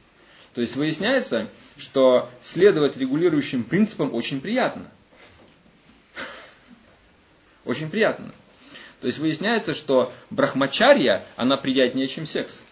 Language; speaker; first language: Russian; native; Russian